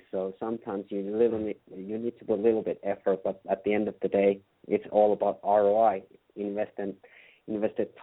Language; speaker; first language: English; non-native, fluent; Finnish